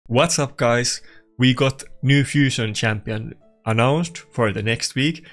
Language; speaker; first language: English; non-native, fluent; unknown